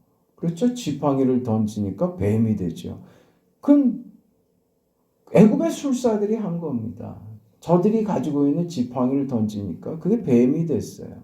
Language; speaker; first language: Korean; native; Korean